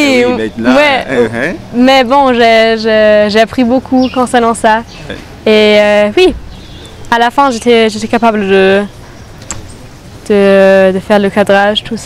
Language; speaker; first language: French; non-native, fluent; German